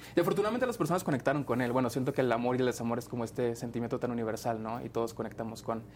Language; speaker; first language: Spanish; native; Spanish